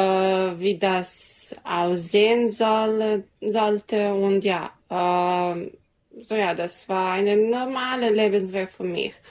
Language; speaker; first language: German; non-native, learner; Serbian